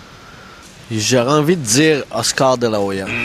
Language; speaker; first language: French; native; French